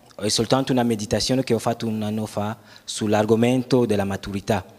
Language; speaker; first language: Italian; non-native, fluent; French